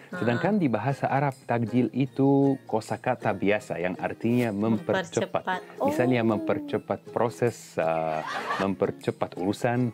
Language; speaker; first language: Indonesian; non-native, fluent; Arabic